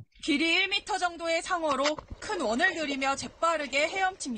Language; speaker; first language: Korean; native; Korean